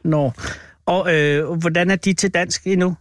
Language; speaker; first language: Danish; native; Danish